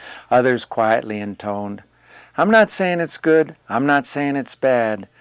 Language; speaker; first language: English; native; English